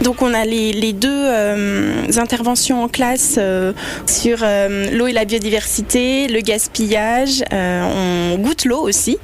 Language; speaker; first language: French; native; French